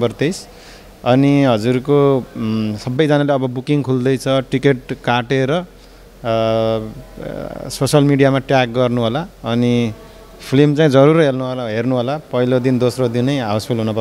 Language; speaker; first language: Hindi; non-native, learner; Nepali